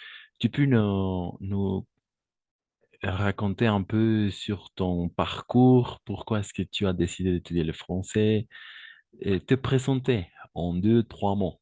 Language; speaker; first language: French; non-native, fluent; Spanish